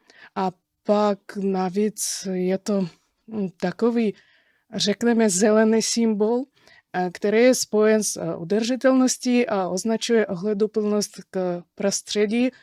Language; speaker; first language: Czech; non-native, fluent; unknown